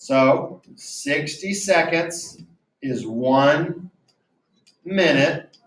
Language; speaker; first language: English; native; English